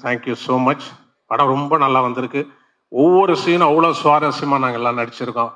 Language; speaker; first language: Tamil; non-native, local second language; Telugu